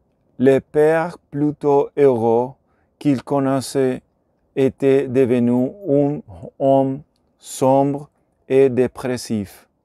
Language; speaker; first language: French; non-native, learner; Spanish